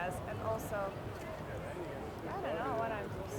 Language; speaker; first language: English; non-native, fluent; Russian